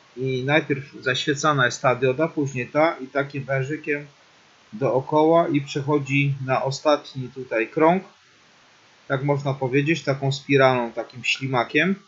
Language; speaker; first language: Polish; native; Polish